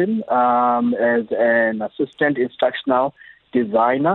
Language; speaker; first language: English; non-native, local second language; Xhosa